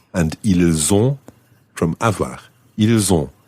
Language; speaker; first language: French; non-native, fluent; English